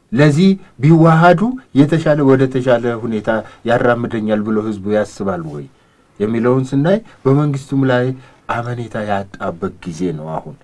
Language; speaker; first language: Amharic; non-native, local second language; Oromo